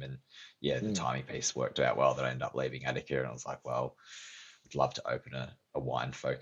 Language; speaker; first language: English; native; English